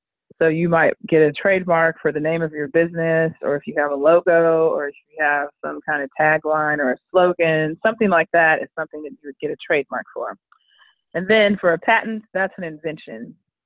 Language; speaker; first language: English; native; English